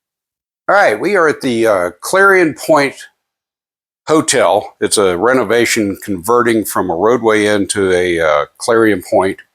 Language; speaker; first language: English; native; English